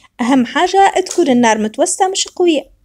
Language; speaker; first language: Arabic; native; Arabic